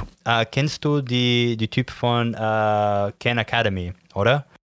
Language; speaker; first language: German; non-native, learner; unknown